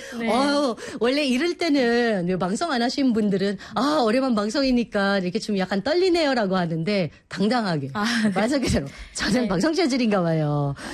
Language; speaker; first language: Korean; non-native, fluent; Filipino